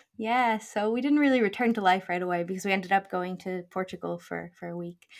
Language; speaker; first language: English; native; English